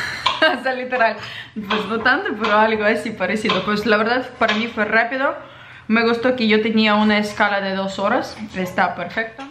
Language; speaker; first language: Spanish; non-native, learner; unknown